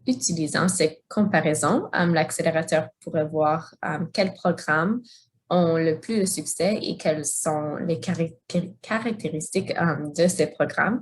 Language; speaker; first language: French; non-native, fluent; English